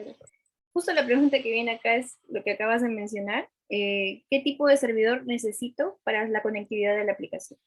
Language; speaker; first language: Spanish; native; Spanish